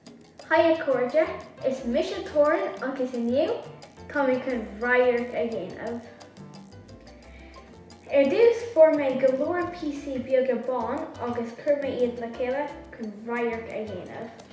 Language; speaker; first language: Irish; non-native, local second language; English